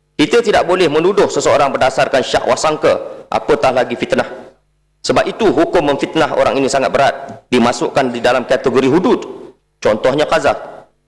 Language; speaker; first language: Malay; native; Malay